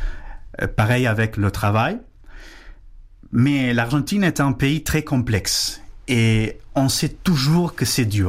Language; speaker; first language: French; non-native, fluent; Spanish